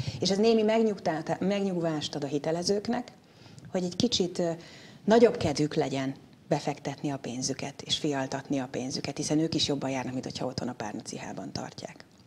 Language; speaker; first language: Hungarian; native; Hungarian